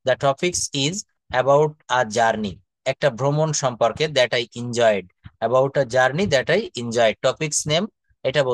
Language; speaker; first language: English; non-native, fluent; Bangla